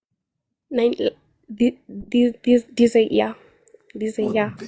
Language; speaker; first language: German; non-native, learner; Swahili